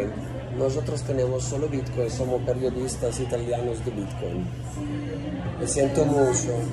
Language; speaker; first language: Spanish; non-native, learner; Italian